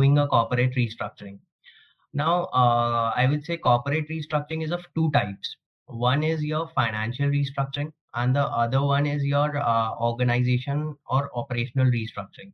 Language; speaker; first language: English; non-native, local second language; Hindi